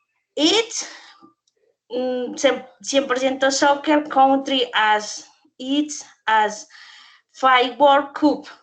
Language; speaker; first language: English; non-native, learner; Spanish